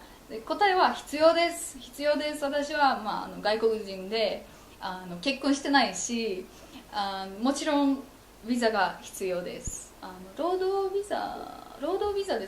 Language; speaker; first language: Japanese; non-native, fluent; Polish